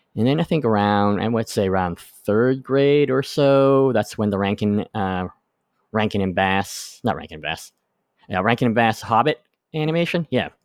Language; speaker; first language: English; native; English